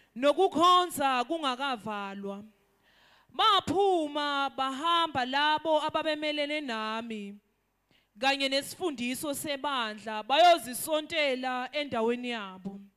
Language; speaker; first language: Zulu; native; Zulu